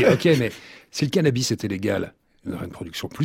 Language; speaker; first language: French; native; French